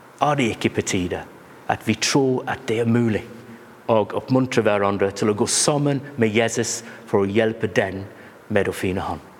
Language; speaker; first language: Norwegian; non-native, fluent; English